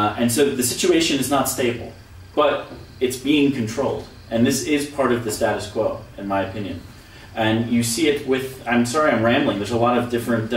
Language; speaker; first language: English; native; English